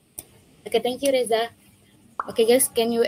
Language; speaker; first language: English; non-native, learner; Indonesian